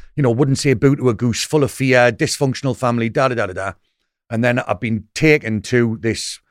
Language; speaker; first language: English; native; English